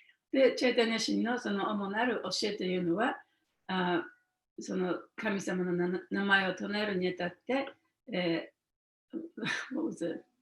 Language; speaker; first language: Japanese; native; Japanese